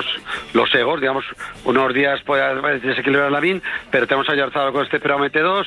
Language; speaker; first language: Spanish; native; Spanish